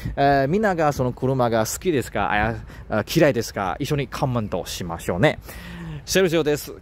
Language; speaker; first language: Japanese; non-native, learner; Chinese